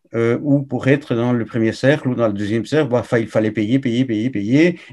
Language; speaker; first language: French; non-native, fluent; Spanish